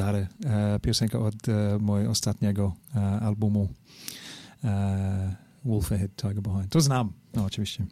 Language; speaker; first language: Polish; non-native, learner; English